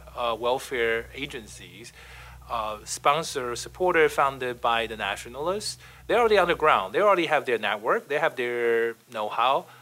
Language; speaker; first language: English; non-native, fluent; Chinese